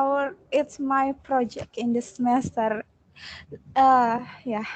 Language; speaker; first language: English; non-native, learner; Indonesian